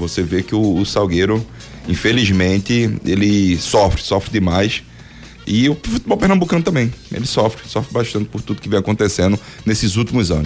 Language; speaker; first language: Portuguese; native; Portuguese